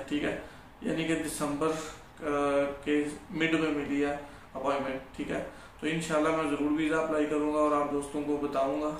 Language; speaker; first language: Urdu; non-native, local second language; Punjabi